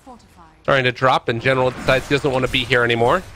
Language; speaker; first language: English; native; English